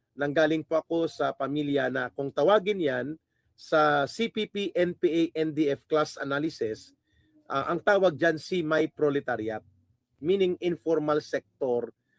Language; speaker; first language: Filipino; non-native, local second language; Hiligaynon